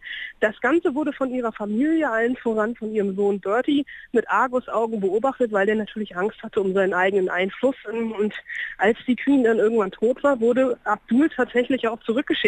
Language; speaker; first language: German; native; German